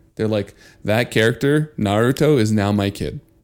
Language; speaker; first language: English; early bilingual, other home language; Spanish